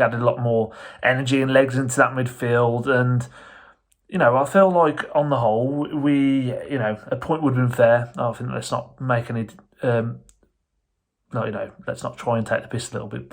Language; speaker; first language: English; native; English